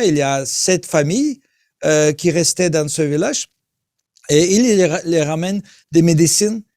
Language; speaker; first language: French; non-native, learner; Russian